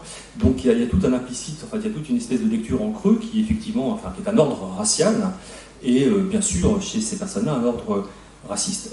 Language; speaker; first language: French; native; French